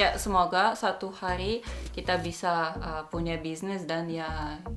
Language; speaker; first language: Indonesian; non-native, fluent; Russian